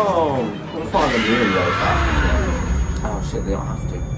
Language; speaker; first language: English; native; English